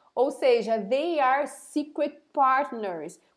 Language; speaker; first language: English; non-native, fluent; Portuguese